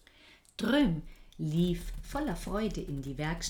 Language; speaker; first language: German; native; German